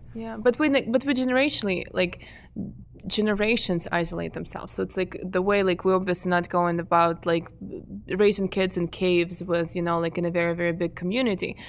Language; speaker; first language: English; non-native, fluent; Ukrainian